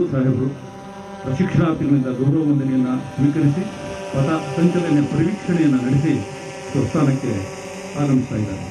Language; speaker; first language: Kannada; native; Kannada